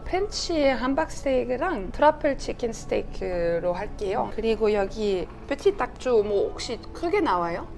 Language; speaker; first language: Korean; non-native, fluent; French